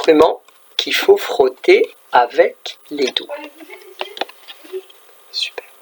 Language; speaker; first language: French; native; French